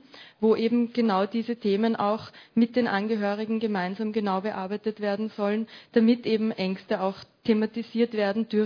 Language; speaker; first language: German; native; German